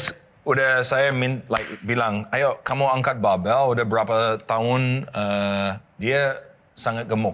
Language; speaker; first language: Indonesian; non-native, learner; English